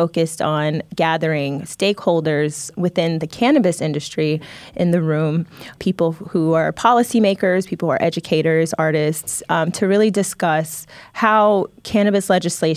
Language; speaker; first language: English; native; English